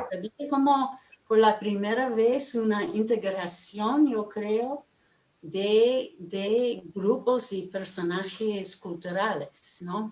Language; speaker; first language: Spanish; non-native, fluent; English